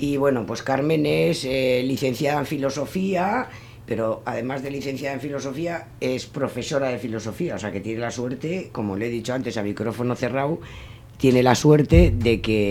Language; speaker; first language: Spanish; native; Spanish